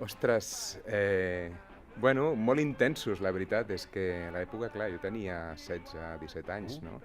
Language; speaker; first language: Catalan; native; Catalan